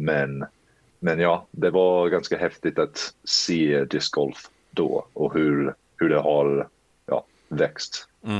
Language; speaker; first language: Swedish; early bilingual, heritage; Swedish